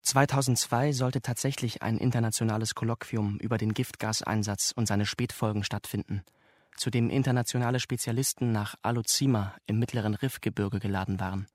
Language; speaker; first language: German; native; German